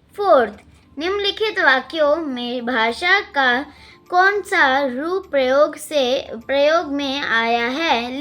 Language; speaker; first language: Hindi; non-native, local second language; Telugu